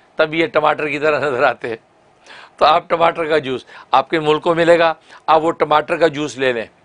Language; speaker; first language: Urdu; native; Urdu